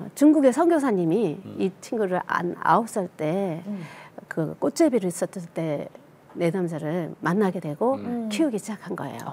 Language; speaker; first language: Korean; native; Korean